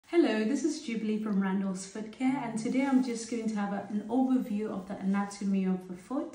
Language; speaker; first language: English; native; English